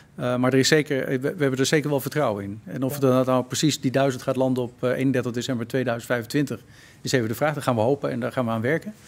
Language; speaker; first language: Dutch; native; Dutch